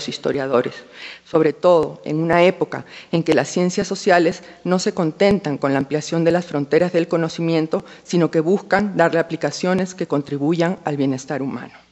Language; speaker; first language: Spanish; native; Spanish